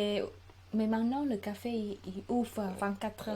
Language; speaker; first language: French; non-native, learner; Khmer